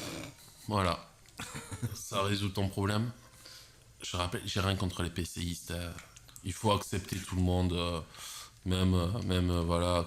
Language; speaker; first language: French; native; French